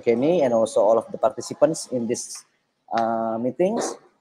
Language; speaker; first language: English; non-native, fluent; Indonesian